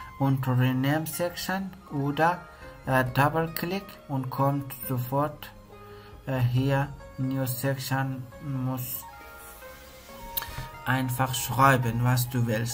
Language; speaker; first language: German; non-native, learner; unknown